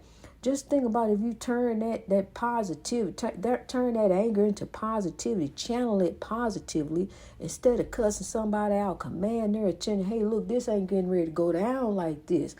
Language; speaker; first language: English; native; English